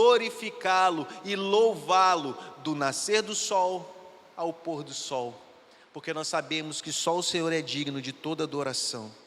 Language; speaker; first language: Portuguese; native; Portuguese